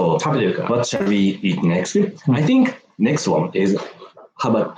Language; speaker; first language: English; non-native, learner; Japanese